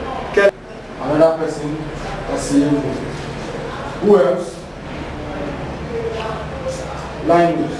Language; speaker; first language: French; non-native, learner; Igbo